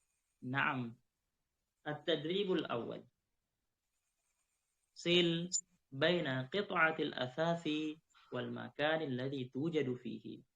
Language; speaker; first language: Arabic; non-native, fluent; Indonesian